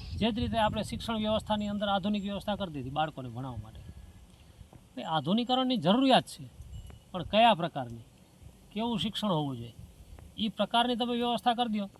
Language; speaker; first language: Gujarati; non-native, local second language; Kachhi